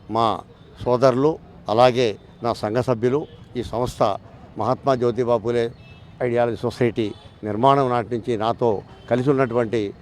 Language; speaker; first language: Telugu; native; Telugu